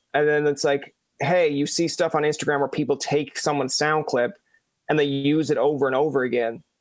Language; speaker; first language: English; native; English